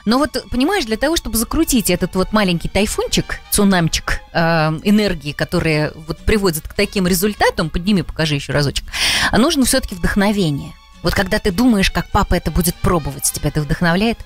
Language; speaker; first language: Russian; native; Russian